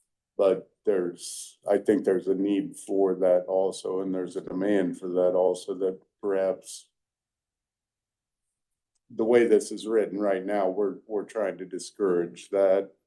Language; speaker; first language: English; native; English